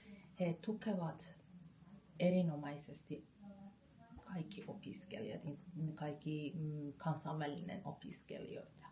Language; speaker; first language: Finnish; non-native, learner; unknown